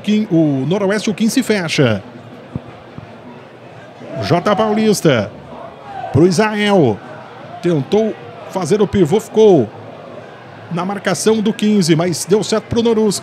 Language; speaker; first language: Portuguese; native; Portuguese